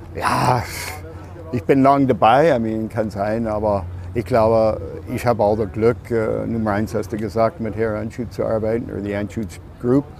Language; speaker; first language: German; non-native, fluent; English